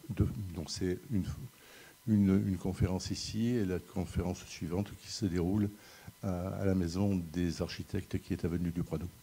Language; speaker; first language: French; native; French